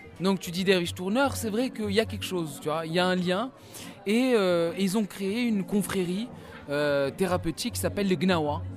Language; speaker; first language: French; non-native, local second language; Arabic